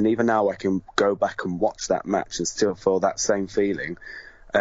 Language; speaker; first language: English; native; English